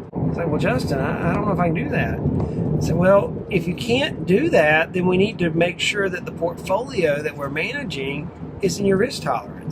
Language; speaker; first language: English; native; English